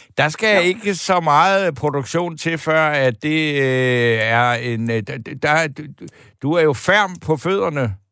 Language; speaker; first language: Danish; native; Danish